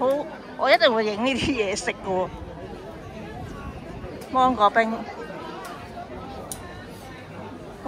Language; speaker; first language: Chinese; native; Chinese